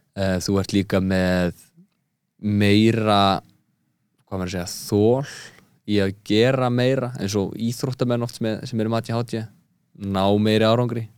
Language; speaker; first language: Icelandic; early bilingual, heritage; Icelandic